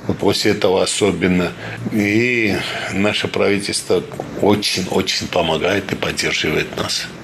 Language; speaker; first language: Russian; non-native, fluent; Georgian